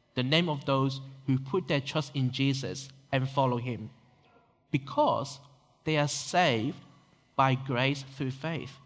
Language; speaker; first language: English; non-native, local second language; Cantonese